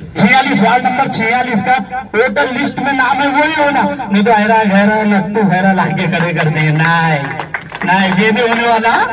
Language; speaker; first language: Hindi; native; Hindi